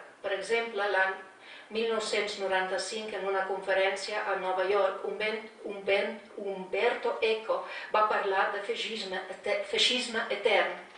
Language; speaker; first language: Catalan; non-native, fluent; Slovenian